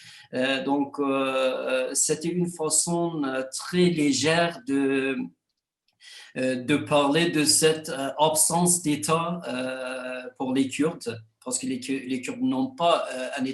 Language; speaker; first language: French; non-native, fluent; Kurdish